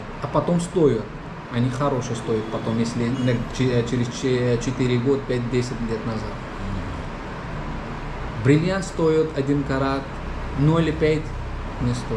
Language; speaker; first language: Russian; non-native, learner; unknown